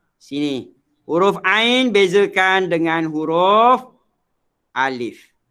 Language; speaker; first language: Malay; native; Malay